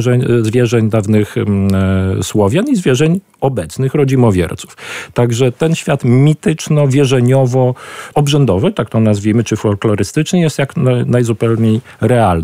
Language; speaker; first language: Polish; native; Polish